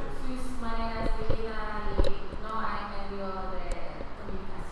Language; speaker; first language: Spanish; early bilingual, heritage; Spanish